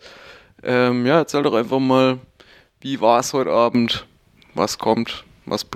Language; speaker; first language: German; native; German